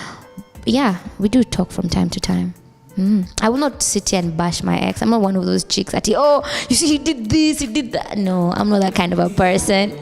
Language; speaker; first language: English; non-native, local second language; Swahili